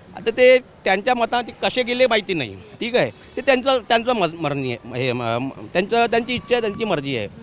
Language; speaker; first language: Marathi; native; Marathi